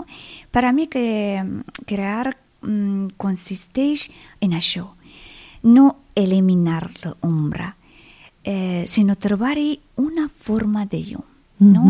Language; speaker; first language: Catalan; non-native, fluent; Persian